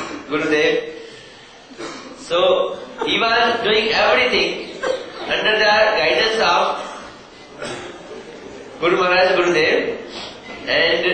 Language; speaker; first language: English; non-native, local second language; Hindi